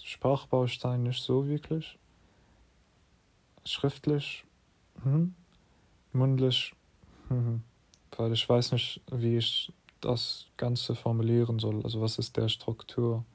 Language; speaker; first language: German; non-native, fluent; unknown